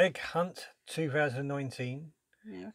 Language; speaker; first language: English; native; English